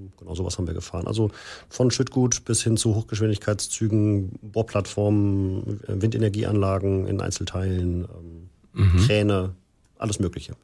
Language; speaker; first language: German; native; German